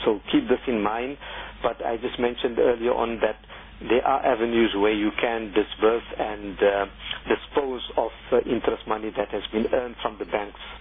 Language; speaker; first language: English; native; English